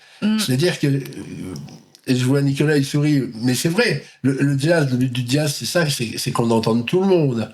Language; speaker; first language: French; native; French